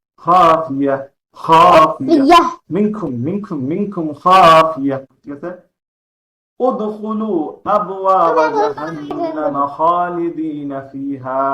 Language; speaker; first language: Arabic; non-native, learner; Bangla